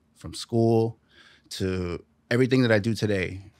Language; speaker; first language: English; native; English